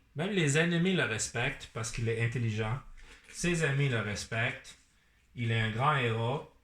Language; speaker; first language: French; non-native, learner; English